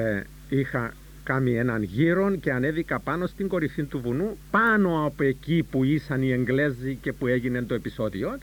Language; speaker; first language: Greek; native; Greek